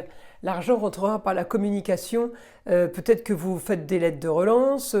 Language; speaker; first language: French; native; French